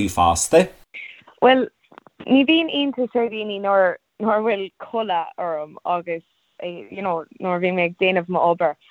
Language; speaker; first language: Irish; non-native, local second language; English